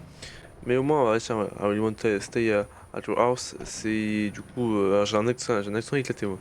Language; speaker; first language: French; native; French